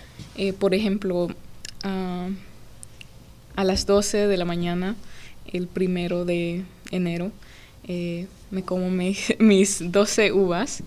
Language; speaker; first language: Spanish; early bilingual, heritage; English